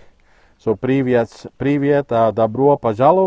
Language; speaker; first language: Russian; non-native, learner; Spanish